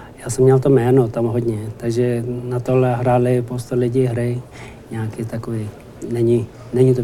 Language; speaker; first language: Czech; non-native, learner; Tibetan